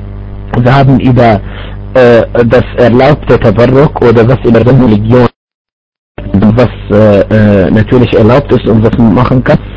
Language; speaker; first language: German; non-native, fluent; Arabic